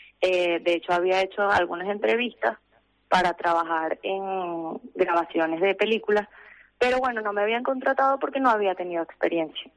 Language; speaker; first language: Spanish; native; Spanish